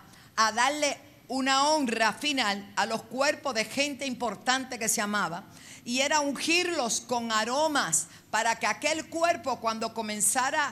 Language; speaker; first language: Spanish; native; Spanish